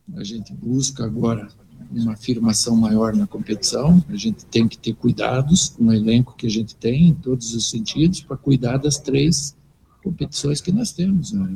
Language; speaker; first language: Portuguese; native; Portuguese